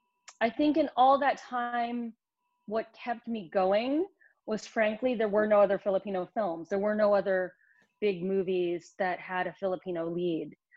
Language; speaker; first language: English; native; English